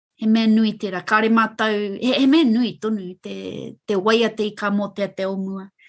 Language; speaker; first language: Māori; non-native, local second language; English